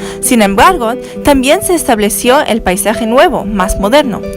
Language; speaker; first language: Spanish; non-native, learner; English